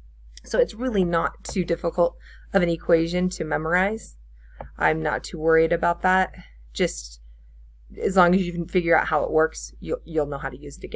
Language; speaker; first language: English; native; English